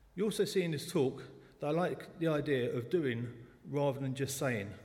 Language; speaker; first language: English; native; English